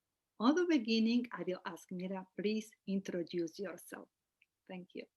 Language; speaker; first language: English; non-native, fluent; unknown